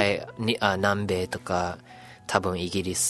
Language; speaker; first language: Japanese; non-native, learner; English